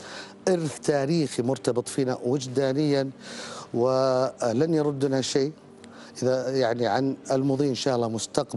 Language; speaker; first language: Arabic; native; Arabic